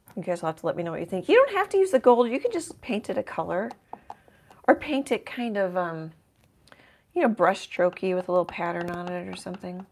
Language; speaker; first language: English; native; English